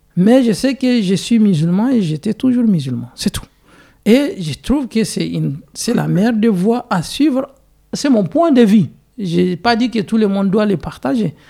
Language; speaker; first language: French; non-native, local second language; Hausa